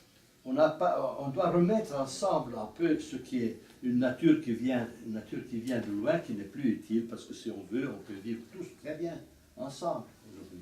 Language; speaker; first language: French; non-native, fluent; Italian